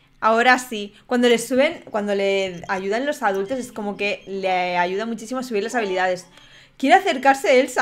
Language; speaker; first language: Spanish; native; Spanish